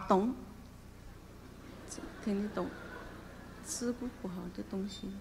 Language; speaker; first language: Chinese; non-native, local second language; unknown